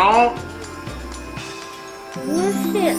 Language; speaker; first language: Japanese; early bilingual, heritage; Japanese